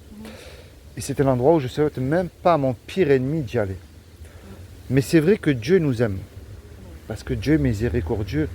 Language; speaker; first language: French; native; French